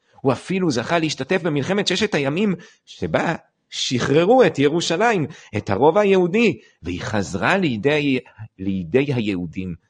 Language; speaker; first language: Hebrew; native; Hebrew